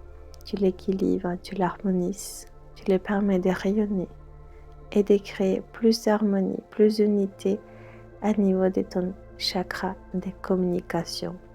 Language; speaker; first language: French; non-native, fluent; Spanish